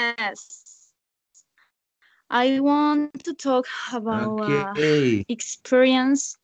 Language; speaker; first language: English; non-native, learner; Spanish